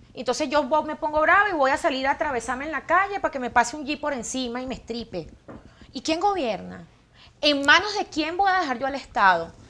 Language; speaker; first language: Spanish; native; Spanish